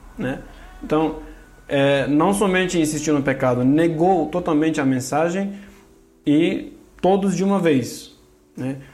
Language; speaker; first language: Portuguese; non-native, fluent; Kurdish